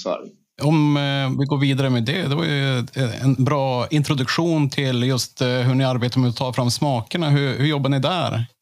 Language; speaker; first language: Swedish; native; Swedish